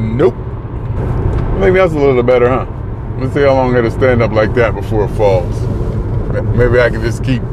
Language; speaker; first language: English; native; English